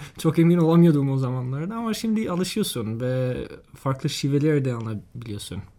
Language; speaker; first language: Turkish; non-native, fluent; Albanian